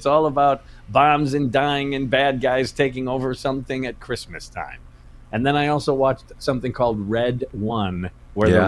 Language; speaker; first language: English; native; English